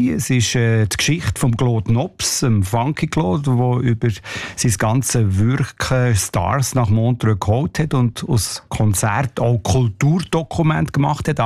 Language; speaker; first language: German; native; German